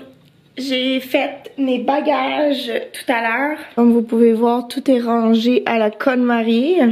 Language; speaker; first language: French; native; French